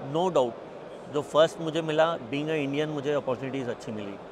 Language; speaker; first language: Hindi; native; Hindi